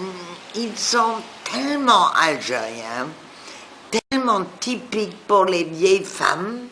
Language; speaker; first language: French; non-native, fluent; German